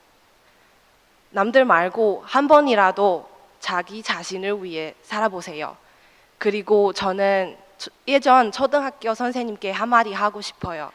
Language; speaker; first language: Korean; non-native, fluent; Chinese